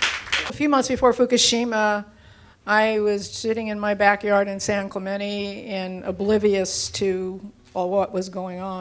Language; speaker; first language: English; native; English